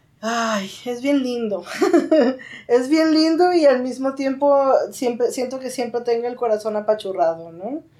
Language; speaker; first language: Spanish; native; Spanish